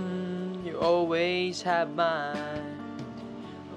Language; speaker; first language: English; non-native, local second language; Filipino